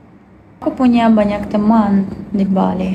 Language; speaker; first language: Indonesian; non-native, learner; Russian